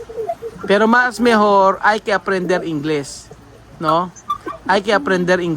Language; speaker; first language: Spanish; non-native, learner; Filipino